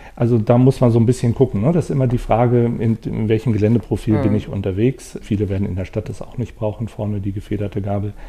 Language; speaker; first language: German; native; German